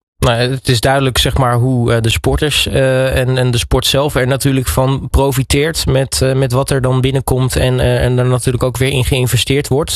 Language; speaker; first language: Dutch; native; Dutch